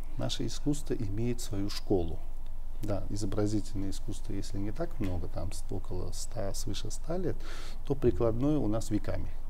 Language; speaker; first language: Russian; non-native, local second language; Uzbek